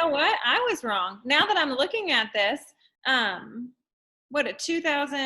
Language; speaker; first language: English; native; English